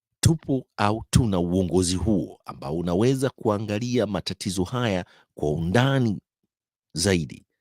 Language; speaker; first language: Swahili; native; Swahili